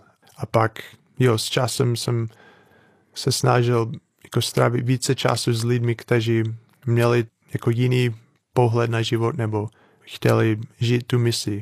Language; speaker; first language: Czech; non-native, fluent; English